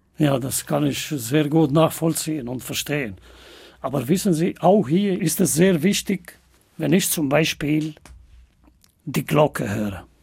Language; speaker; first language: German; non-native, fluent; Albanian